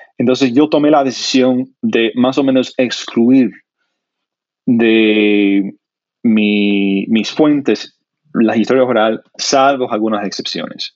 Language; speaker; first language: Spanish; non-native, fluent; English